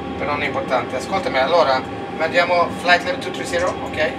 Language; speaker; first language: Italian; non-native, learner; Swedish